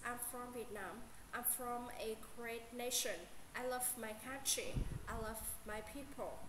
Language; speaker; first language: English; non-native, learner; Vietnamese